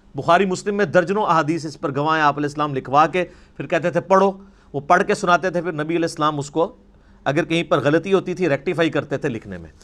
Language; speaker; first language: Urdu; non-native, local second language; Punjabi